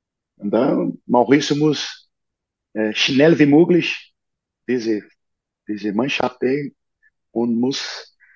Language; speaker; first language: German; non-native, learner; Portuguese